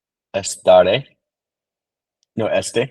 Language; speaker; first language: Spanish; non-native, learner; English